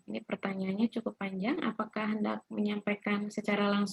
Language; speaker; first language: Indonesian; native; Indonesian